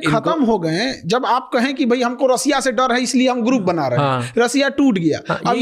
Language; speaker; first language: Hindi; native; Hindi